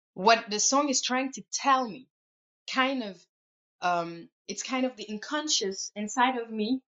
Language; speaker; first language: English; non-native, fluent; French